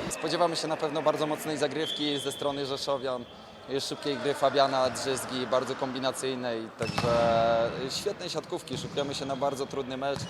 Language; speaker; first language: Polish; native; Polish